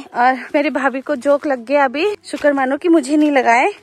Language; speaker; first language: Hindi; non-native, local second language; Nepali